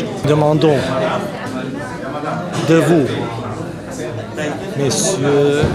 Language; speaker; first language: French; non-native, learner; Arabic